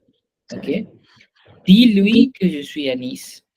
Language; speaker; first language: French; non-native, fluent; Hindi